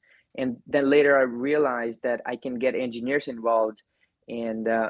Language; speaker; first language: English; non-native, local second language; Gujarati